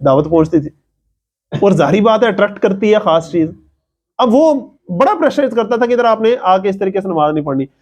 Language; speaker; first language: Urdu; non-native, local second language; Punjabi